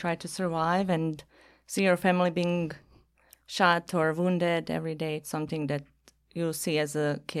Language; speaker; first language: English; non-native, fluent; Bosnian